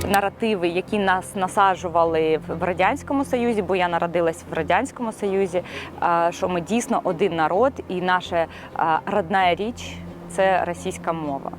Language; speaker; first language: Ukrainian; non-native, local second language; Russian